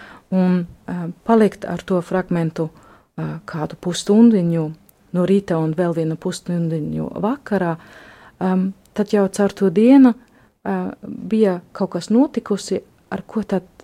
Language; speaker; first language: Latvian; non-native, fluent; German